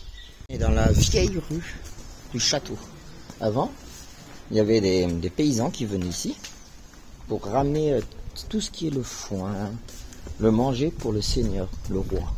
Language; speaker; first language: French; native; French